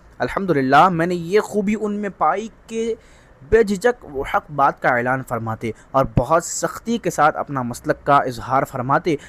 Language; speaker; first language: Urdu; native; Urdu